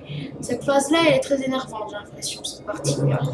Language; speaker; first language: French; native; French